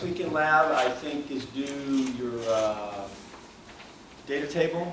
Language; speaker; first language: English; native; English